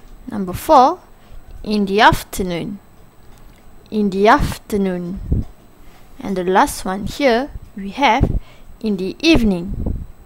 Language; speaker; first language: English; non-native, local second language; Malay